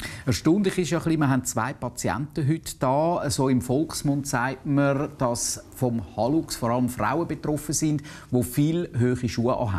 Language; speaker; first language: German; native; German